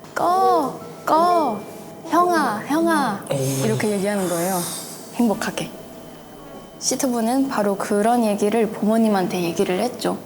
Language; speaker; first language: Korean; non-native, fluent; Chinese